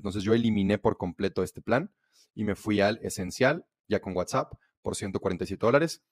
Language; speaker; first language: Spanish; native; Spanish